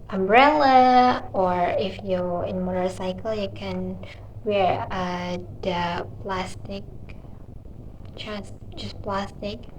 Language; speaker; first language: English; non-native, learner; Indonesian